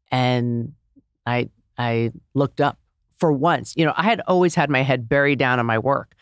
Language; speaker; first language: English; native; English